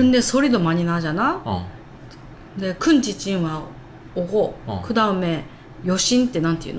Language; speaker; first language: Korean; non-native, learner; Japanese